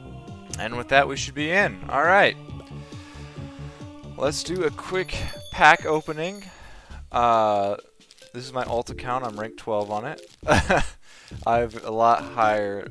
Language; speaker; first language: English; native; English